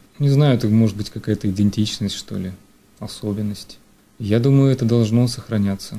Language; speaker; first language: Russian; native; Russian